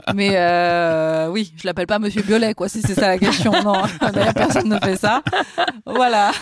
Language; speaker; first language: French; native; French